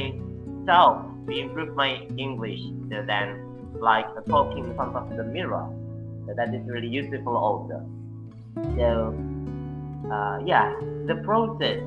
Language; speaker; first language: English; non-native, fluent; Indonesian